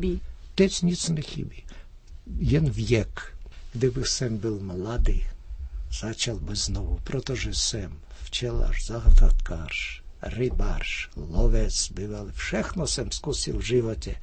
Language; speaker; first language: Czech; early bilingual, heritage; Czech